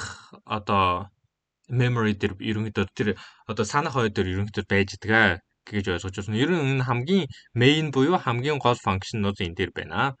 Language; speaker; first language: Mongolian; native; Mongolian